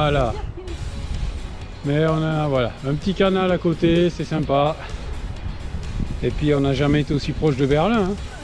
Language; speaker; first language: French; native; French